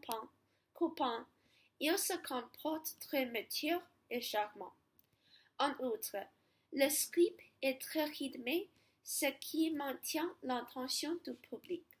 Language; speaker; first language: French; non-native, learner; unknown